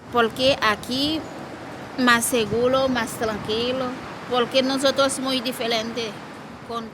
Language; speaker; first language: Spanish; non-native, local second language; Haitian Creole